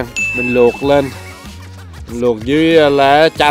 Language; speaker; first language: Vietnamese; early bilingual, other home language; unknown